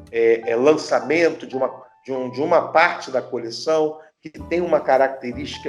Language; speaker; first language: Portuguese; native; Portuguese